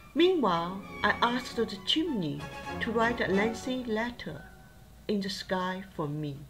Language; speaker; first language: English; non-native, fluent; Chinese